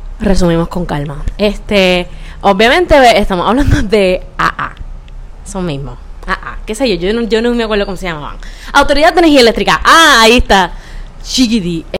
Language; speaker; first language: Spanish; native; Spanish